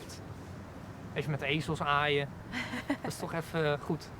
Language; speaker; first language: Dutch; native; Dutch